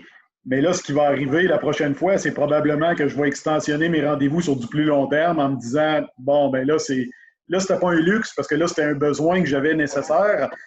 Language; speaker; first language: French; native; French